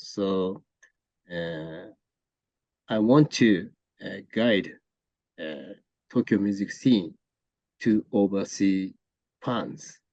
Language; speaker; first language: English; non-native, learner; Japanese